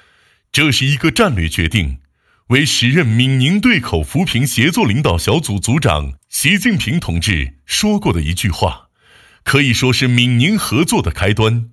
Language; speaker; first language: Chinese; native; Chinese